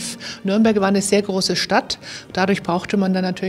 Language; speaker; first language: German; native; German